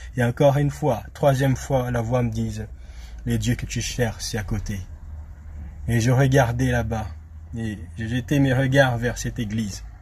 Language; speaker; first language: French; non-native, local second language; Malagasy